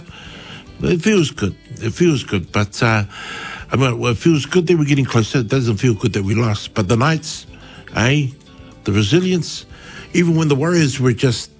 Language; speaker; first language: English; native; English